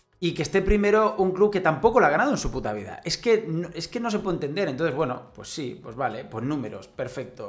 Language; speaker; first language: Spanish; native; Spanish